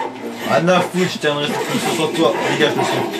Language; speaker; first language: French; native; French